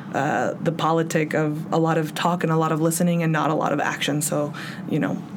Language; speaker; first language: English; early bilingual, other home language; Spanish